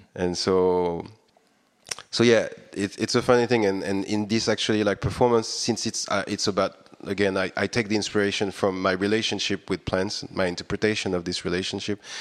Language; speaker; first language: English; non-native, fluent; French